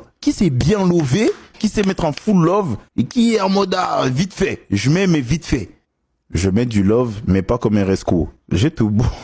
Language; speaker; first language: French; native; French